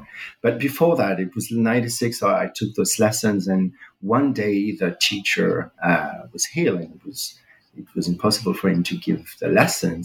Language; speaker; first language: English; non-native, fluent; French